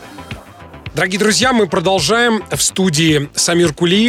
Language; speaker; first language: Russian; native; Russian